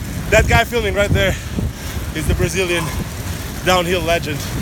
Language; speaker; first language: English; non-native, fluent; Portuguese